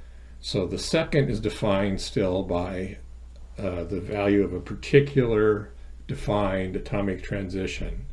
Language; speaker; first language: English; native; English